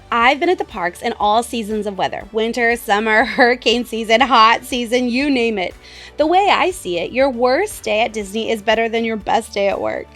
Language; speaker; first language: English; native; English